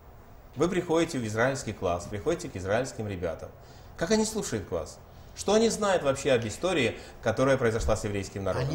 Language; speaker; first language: Russian; native; Russian